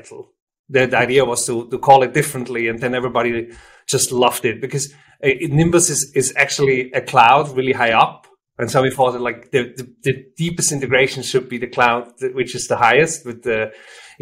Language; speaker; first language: English; non-native, fluent; German